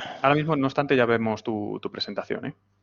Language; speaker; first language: Spanish; native; Spanish